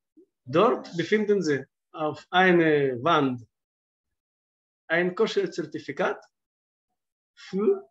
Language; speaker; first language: German; non-native, fluent; Russian